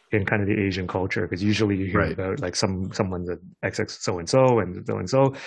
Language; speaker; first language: English; non-native, local second language; Cantonese